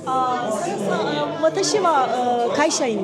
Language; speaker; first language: Japanese; non-native, learner; Turkish